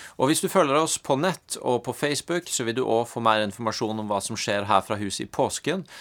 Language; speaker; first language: Norwegian; native; Norwegian